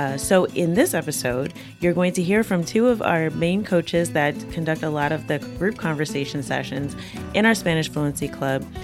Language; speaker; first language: English; native; English